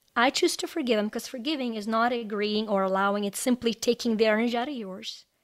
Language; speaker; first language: English; non-native, fluent; Ukrainian